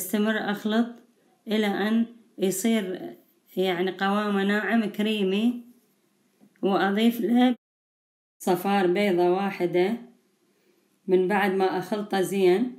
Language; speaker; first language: Arabic; native; Arabic